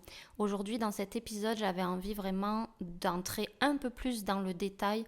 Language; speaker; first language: French; native; French